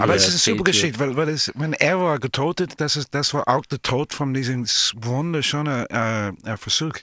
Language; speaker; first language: German; non-native, learner; English